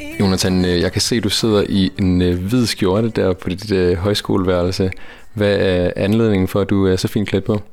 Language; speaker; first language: Danish; native; Danish